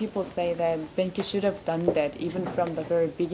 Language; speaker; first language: English; non-native, fluent; Korean